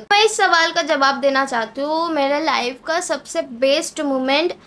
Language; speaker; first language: Hindi; non-native, local second language; Bangla